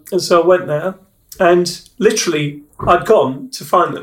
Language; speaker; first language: English; native; English